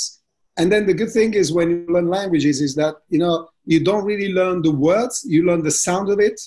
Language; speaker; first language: English; non-native, fluent; Italian